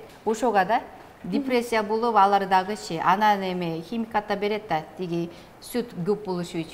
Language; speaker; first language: Kyrgyz; non-native, learner; Korean